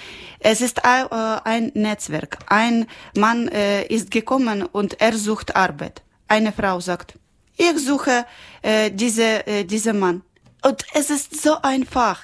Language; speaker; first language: German; non-native, learner; Ukrainian